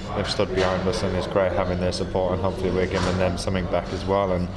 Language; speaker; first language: English; native; English